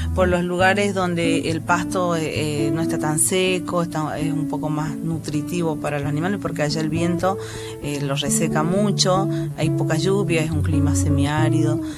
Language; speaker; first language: Spanish; native; Spanish